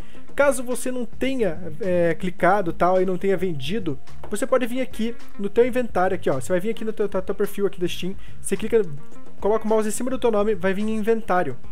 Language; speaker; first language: Portuguese; native; Portuguese